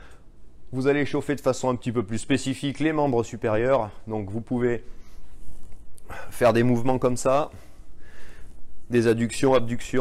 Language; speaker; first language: French; native; French